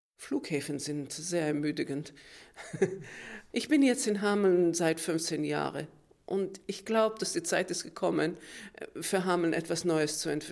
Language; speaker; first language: German; non-native, fluent; Hebrew